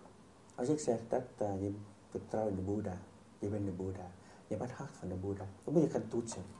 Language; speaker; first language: Dutch; non-native, fluent; Vietnamese